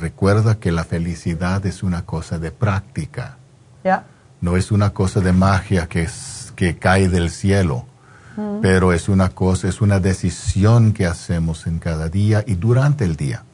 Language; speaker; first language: Spanish; non-native, fluent; English